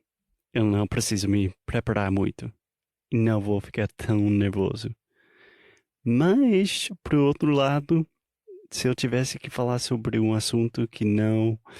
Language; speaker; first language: Portuguese; non-native, fluent; English